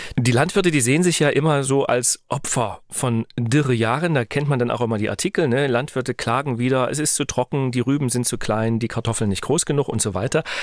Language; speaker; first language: German; native; German